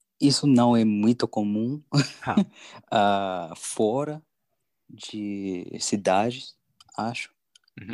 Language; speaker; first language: Portuguese; non-native, learner; English